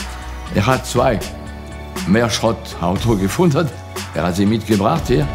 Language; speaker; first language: German; non-native, fluent; French